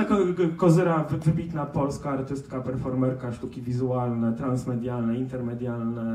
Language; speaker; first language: Polish; native; Polish